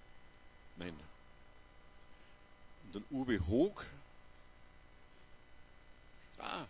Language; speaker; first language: German; native; German